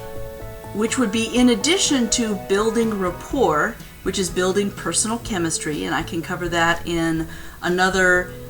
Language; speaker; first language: English; native; English